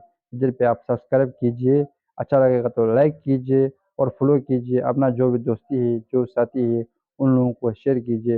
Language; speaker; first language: Hindi; non-native, fluent; Tibetan